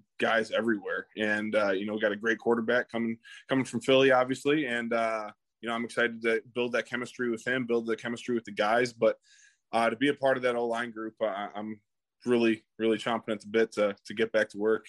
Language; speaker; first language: English; native; English